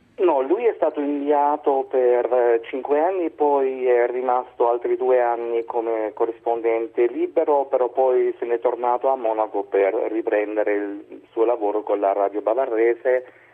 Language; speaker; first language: Italian; non-native, fluent; German